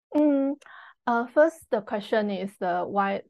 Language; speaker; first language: English; non-native, fluent; Chinese